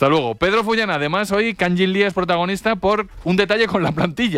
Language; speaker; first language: Spanish; native; Spanish